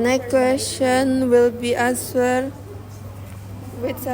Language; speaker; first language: English; non-native, learner; Indonesian